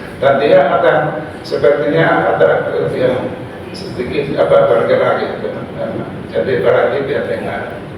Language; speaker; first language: Indonesian; non-native, fluent; Polish